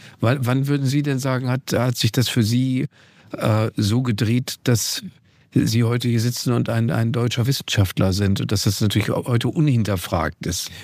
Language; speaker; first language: German; native; German